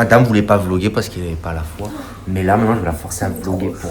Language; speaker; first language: French; native; French